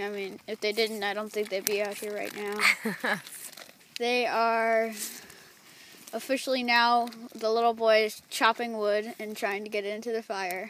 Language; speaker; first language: English; native; English